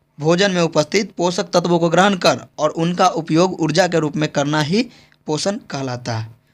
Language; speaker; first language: Hindi; native; Hindi